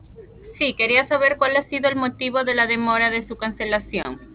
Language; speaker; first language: Spanish; native; Spanish